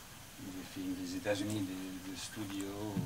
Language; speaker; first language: French; non-native, fluent; English